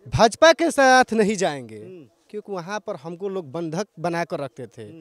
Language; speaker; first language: Hindi; native; Hindi